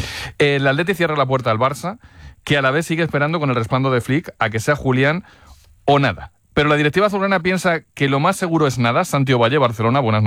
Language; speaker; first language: Spanish; native; Spanish